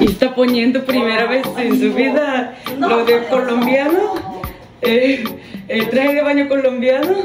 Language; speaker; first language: Spanish; non-native, fluent; Korean